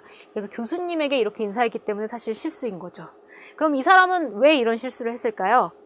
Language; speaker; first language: Korean; native; Korean